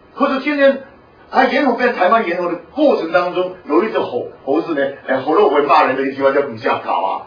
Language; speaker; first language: Chinese; non-native, local second language; Hakka Chinese